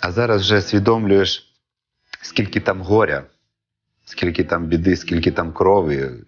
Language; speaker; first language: Ukrainian; non-native, local second language; Russian